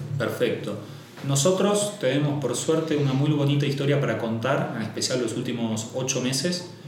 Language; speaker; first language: Spanish; native; Spanish